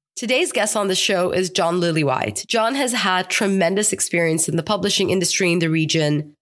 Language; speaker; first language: English; non-native, fluent; Arabic